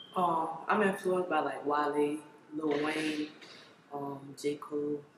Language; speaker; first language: English; native; English